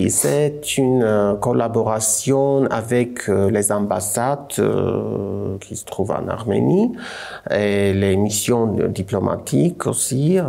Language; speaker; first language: French; non-native, fluent; Armenian